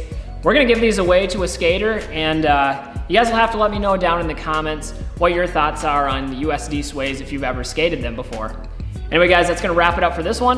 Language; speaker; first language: English; native; English